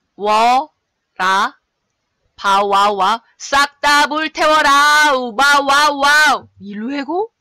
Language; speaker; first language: Korean; native; Korean